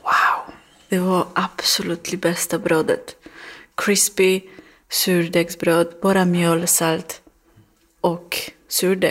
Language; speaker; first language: Swedish; non-native, learner; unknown